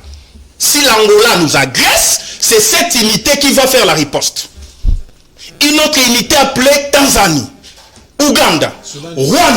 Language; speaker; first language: French; non-native, local second language; Lingala